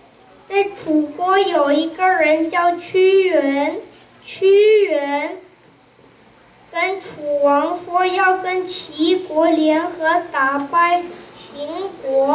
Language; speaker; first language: Chinese; early bilingual, heritage; Chinese